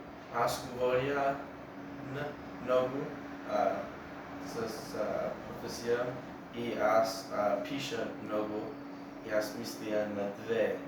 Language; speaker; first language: Bulgarian; non-native, learner; English